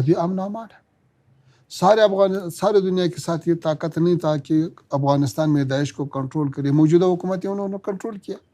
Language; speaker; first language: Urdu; non-native, learner; Pashto